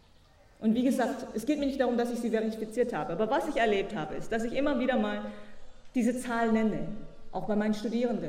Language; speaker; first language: German; native; German